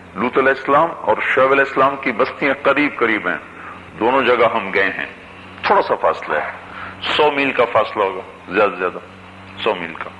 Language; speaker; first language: Urdu; non-native, local second language; Punjabi